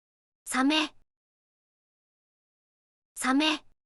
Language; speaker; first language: Japanese; native; Japanese